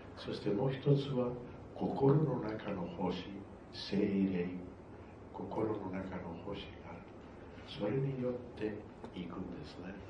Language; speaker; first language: Japanese; non-native, fluent; Spanish